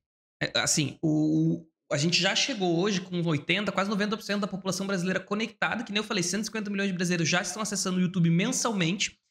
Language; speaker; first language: Portuguese; native; Portuguese